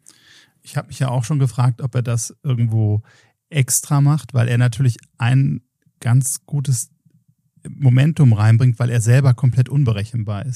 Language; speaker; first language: German; native; German